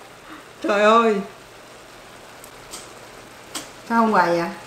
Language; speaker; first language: Vietnamese; native; Vietnamese